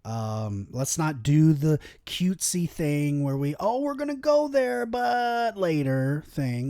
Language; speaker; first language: English; native; English